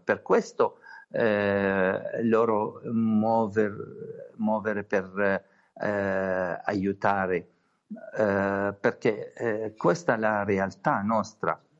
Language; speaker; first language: Italian; non-native, learner; Arabic